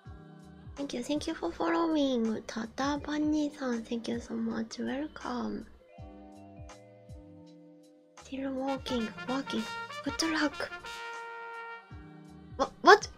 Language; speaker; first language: English; non-native, learner; Japanese